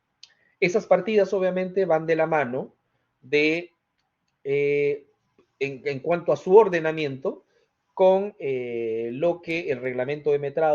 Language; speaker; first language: Spanish; native; Spanish